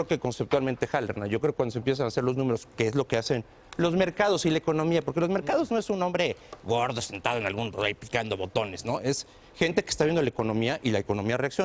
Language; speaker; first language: Spanish; native; Spanish